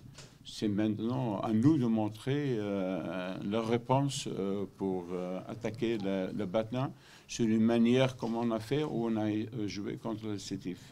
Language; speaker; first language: French; non-native, learner; Dutch